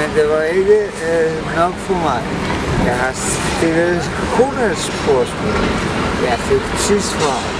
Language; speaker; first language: Danish; non-native, fluent; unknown